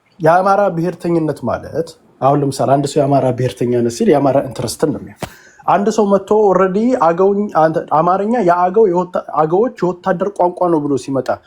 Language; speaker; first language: Amharic; native; Amharic